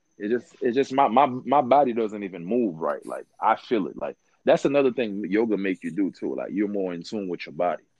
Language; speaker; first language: English; early bilingual, other home language; Haitian Creole